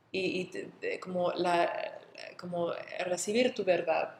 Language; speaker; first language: Spanish; early bilingual, other home language; English